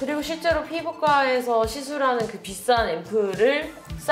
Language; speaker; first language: Korean; native; Korean